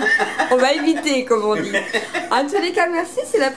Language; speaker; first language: French; native; French